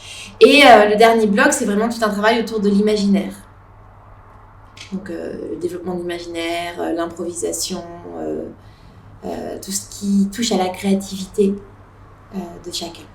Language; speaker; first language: French; native; French